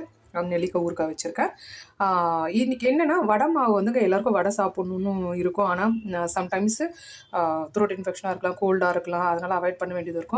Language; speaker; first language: Tamil; native; Tamil